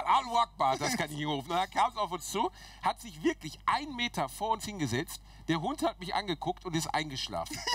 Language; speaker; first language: German; native; German